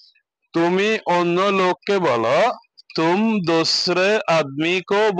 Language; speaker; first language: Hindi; non-native, fluent; Bangla